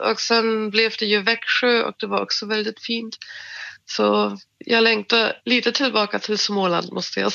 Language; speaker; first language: Swedish; non-native, fluent; German